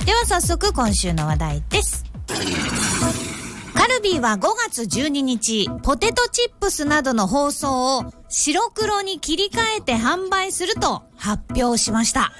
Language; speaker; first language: Japanese; native; Japanese